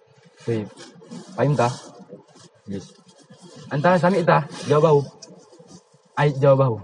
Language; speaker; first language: Arabic; non-native, learner; Indonesian